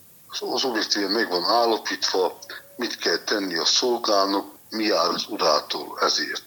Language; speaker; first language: Hungarian; native; Hungarian